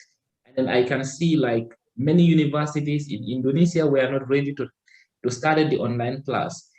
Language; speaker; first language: English; non-native, learner; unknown